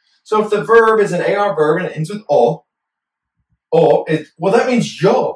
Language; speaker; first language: English; native; English